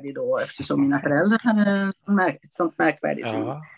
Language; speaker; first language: Swedish; non-native, fluent; Italian